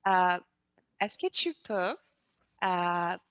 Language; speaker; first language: French; non-native, learner; Portuguese